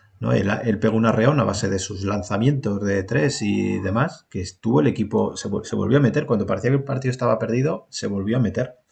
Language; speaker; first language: Spanish; native; Spanish